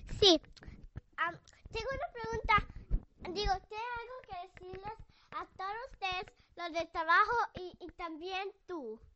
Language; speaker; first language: Spanish; early bilingual, heritage; Spanish